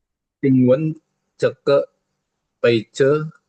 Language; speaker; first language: Chinese; non-native, learner; Indonesian